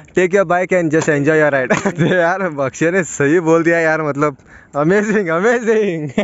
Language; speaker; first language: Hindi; non-native, local second language; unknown